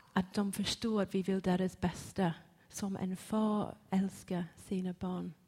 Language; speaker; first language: Swedish; non-native, fluent; English